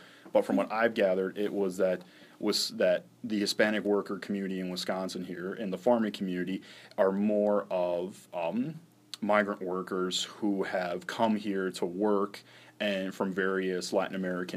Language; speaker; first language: English; native; English